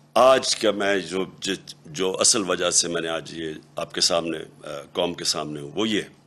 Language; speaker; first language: Urdu; native; Urdu